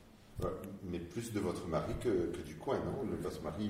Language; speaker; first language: French; native; French